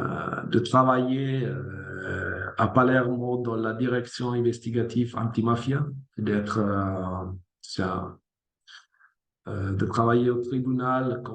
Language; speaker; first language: French; non-native, fluent; Italian